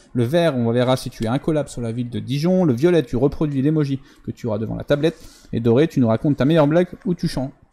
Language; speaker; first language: French; native; French